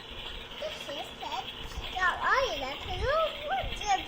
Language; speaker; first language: English; non-native, local second language; Telugu